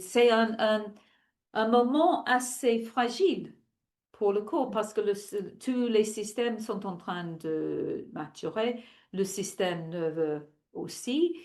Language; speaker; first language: French; non-native, fluent; English